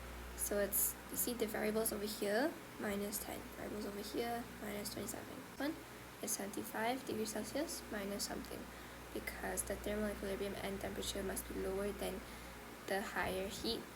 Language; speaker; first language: English; non-native, local second language; Malay